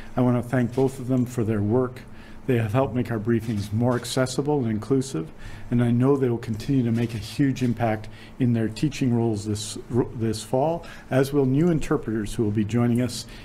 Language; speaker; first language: English; native; English